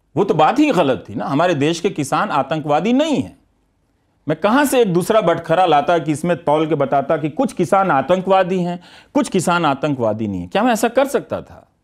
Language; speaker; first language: Hindi; native; Hindi